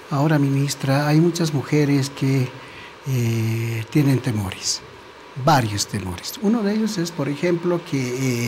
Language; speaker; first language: Spanish; native; Spanish